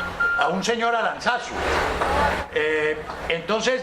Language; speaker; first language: Spanish; native; Spanish